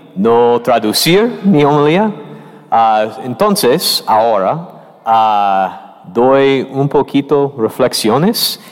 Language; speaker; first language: Spanish; non-native, learner; English